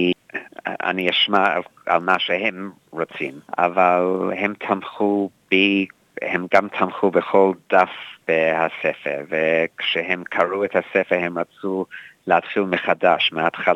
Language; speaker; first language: Hebrew; non-native, fluent; English